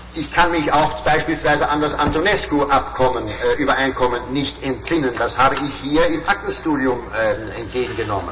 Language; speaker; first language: German; native; German